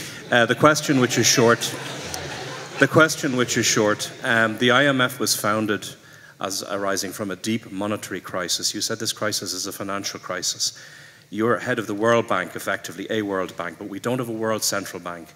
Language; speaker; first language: English; native; English